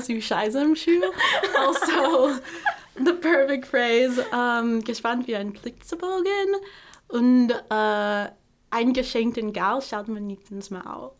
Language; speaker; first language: German; non-native, learner; English